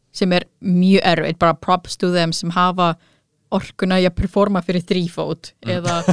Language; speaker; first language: Icelandic; non-native, fluent; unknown